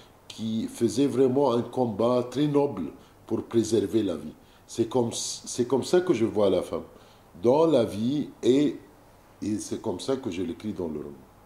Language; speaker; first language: French; non-native, fluent; Arabic